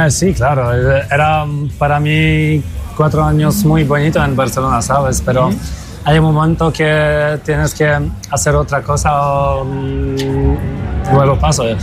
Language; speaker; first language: Spanish; non-native, fluent; Polish